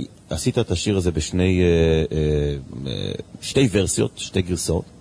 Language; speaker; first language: Hebrew; native; Hebrew